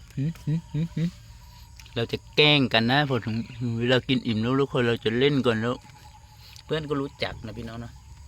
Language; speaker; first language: Thai; native; Thai